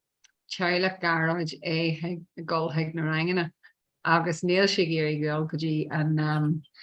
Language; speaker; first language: Irish; non-native, learner; English